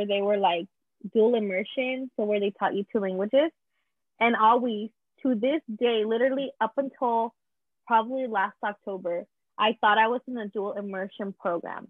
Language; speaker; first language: English; early bilingual, other home language; Spanish